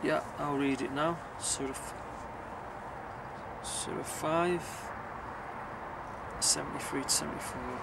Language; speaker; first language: English; native; English